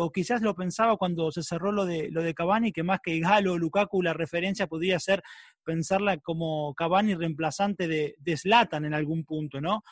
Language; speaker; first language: Spanish; native; Spanish